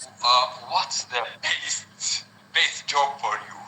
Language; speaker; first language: English; non-native, learner; Arabic